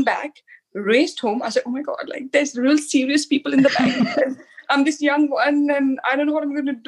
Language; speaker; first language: English; non-native, local second language; Hindi